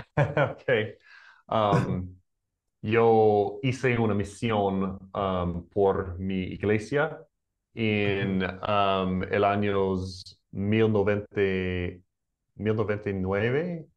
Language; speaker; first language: Spanish; non-native, learner; English